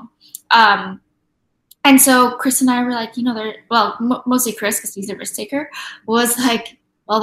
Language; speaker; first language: English; non-native, local second language; Filipino